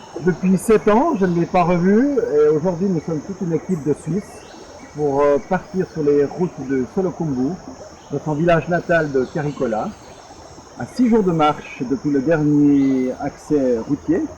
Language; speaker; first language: French; native; French